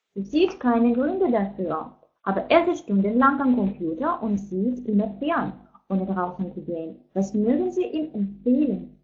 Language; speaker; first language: German; non-native, fluent; Russian